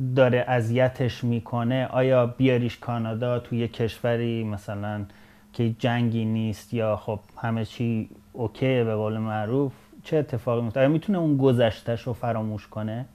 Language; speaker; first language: Persian; native; Persian